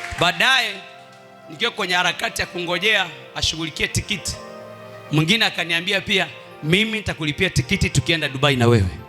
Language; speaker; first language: Swahili; non-native, local second language; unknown